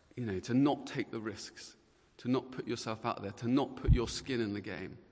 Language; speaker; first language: English; native; English